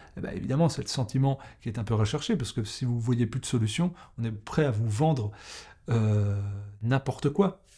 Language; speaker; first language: French; native; French